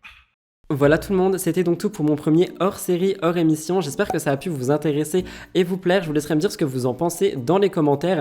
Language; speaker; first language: French; native; French